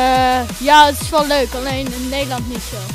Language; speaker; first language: Dutch; non-native, fluent; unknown